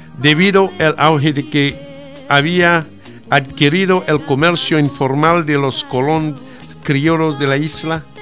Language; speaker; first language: Spanish; non-native, fluent; Haitian Creole